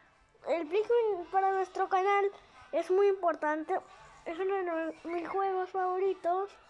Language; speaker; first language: Spanish; early bilingual, heritage; Spanish